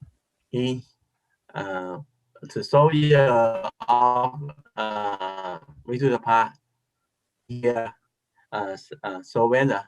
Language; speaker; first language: English; non-native, learner; Thai